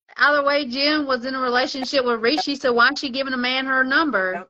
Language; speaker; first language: English; native; English